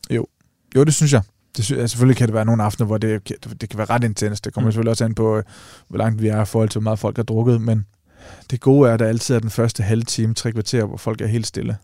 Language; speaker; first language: Danish; native; Danish